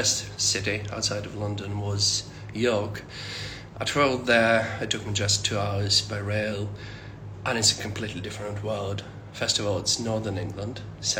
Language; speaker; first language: English; non-native, fluent; Russian